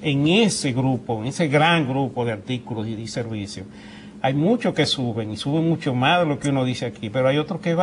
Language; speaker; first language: Spanish; native; Spanish